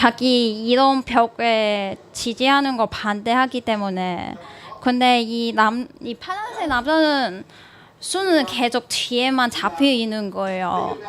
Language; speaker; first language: Korean; non-native, learner; Cantonese